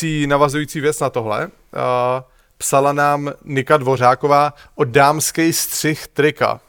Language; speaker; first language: Czech; native; Czech